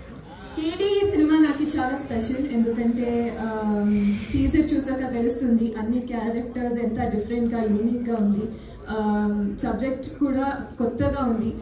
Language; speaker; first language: Telugu; non-native, learner; Kannada